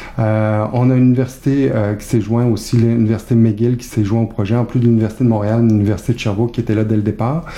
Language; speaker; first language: French; native; French